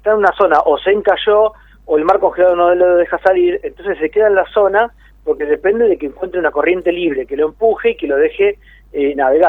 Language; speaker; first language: Spanish; native; Spanish